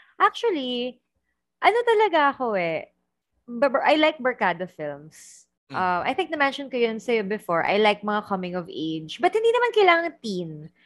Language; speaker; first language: Filipino; native; Filipino